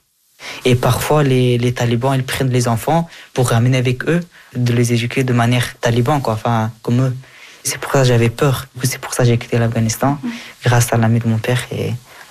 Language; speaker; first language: French; early bilingual, other home language; Persian